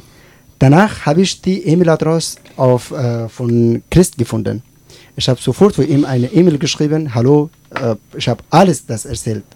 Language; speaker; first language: German; non-native, learner; Persian